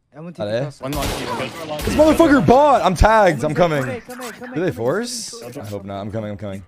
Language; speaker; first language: English; early bilingual, heritage; Turkish